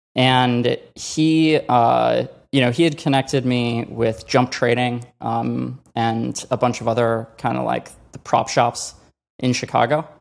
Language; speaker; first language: English; native; English